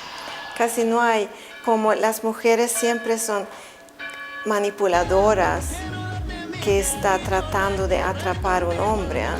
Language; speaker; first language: Spanish; non-native, fluent; Swedish